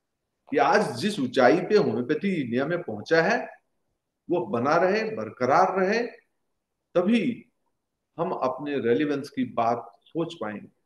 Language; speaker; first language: Hindi; native; Hindi